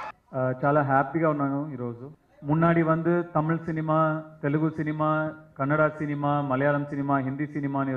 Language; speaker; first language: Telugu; non-native, learner; Tamil